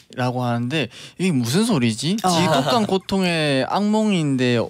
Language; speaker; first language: Korean; native; Korean